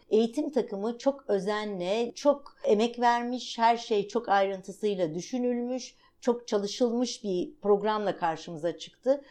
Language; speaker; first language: Turkish; native; Turkish